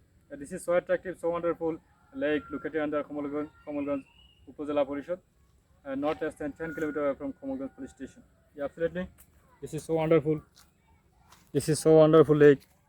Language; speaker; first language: English; non-native, local second language; Bangla